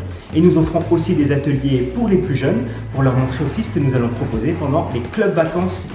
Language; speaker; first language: French; native; French